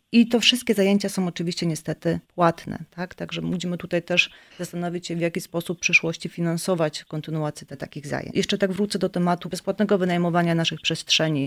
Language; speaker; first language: Polish; native; Polish